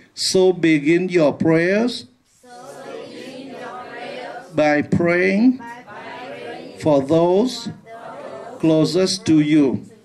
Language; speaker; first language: English; non-native, fluent; Vietnamese